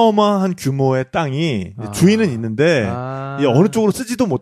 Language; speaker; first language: Korean; native; Korean